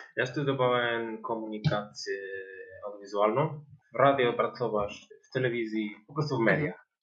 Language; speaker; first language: Polish; non-native, fluent; Spanish